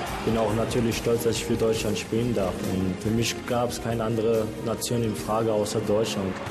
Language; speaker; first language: German; early bilingual, other home language; Turkish